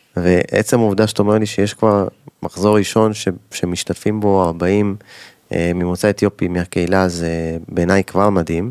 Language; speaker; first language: Hebrew; native; Hebrew